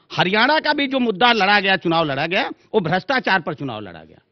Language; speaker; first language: Hindi; native; Hindi